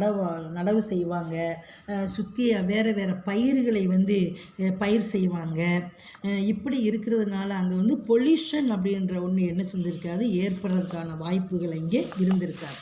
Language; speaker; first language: Tamil; native; Tamil